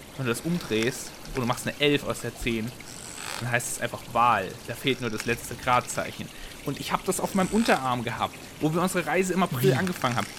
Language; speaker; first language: German; native; German